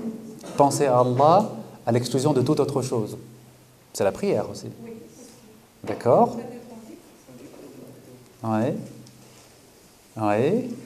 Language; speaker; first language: French; native; French